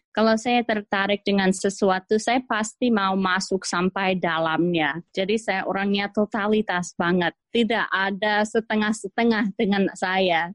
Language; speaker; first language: Indonesian; non-native, fluent; English